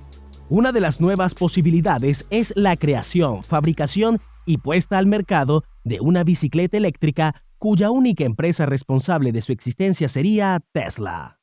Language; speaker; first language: Spanish; native; Spanish